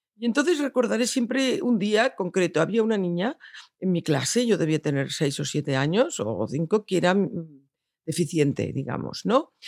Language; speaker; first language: Spanish; non-native, local second language; Catalan